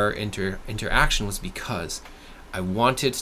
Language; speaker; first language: English; non-native, fluent; French